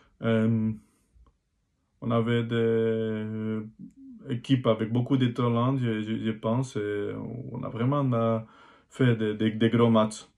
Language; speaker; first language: French; non-native, fluent; Spanish